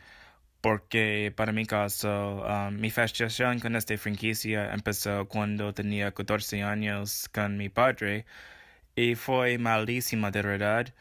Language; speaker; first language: Spanish; non-native, fluent; English